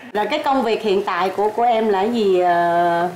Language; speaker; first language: Vietnamese; native; Vietnamese